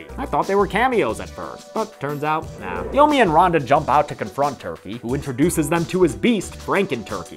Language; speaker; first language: English; native; English